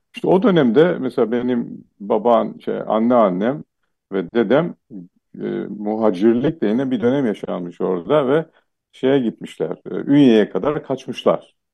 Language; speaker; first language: Turkish; non-native, local second language; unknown